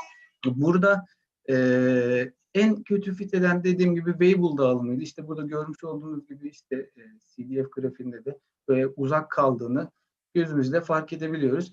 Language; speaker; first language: Turkish; native; Turkish